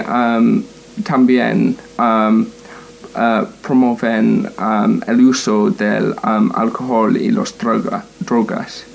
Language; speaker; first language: Spanish; non-native, learner; English